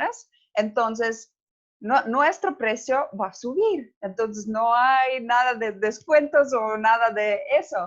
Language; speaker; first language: Spanish; non-native, fluent; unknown